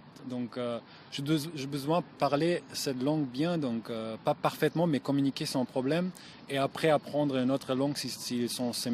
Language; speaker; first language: French; non-native, learner; German